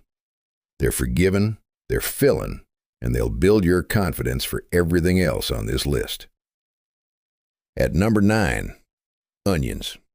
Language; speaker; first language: English; native; English